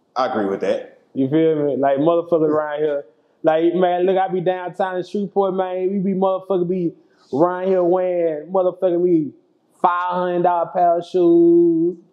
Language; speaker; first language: English; native; English